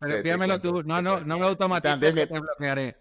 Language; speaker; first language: Spanish; native; Spanish